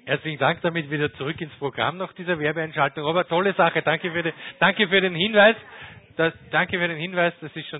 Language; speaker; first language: German; native; German